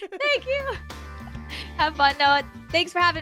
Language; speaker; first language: English; native; English